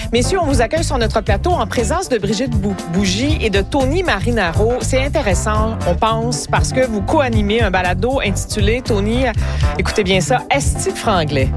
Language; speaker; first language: French; native; French